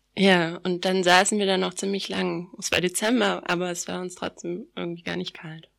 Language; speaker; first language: German; native; German